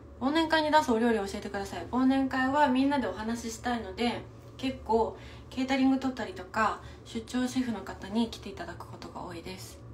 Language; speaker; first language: Japanese; native; Japanese